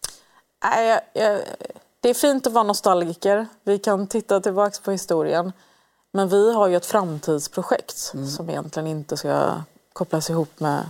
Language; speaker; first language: Swedish; early bilingual, other home language; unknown